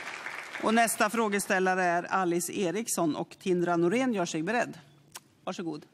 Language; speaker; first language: Swedish; native; Swedish